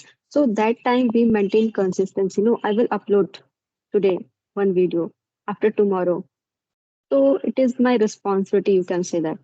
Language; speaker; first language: English; non-native, learner; Hindi